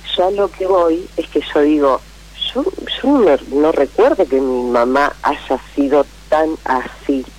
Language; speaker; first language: Spanish; native; Spanish